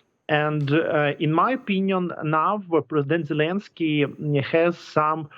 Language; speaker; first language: English; non-native, learner; Ukrainian